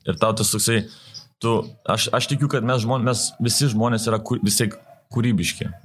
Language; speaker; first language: Lithuanian; native; Lithuanian